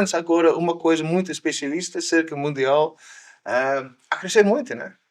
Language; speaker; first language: Portuguese; non-native, learner; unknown